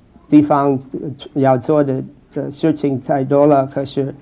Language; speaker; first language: Chinese; non-native, fluent; English